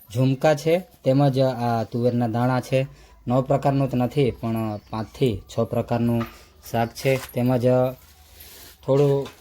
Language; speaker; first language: Gujarati; non-native, local second language; Vasavi